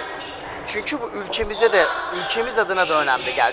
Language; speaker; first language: Turkish; native; Turkish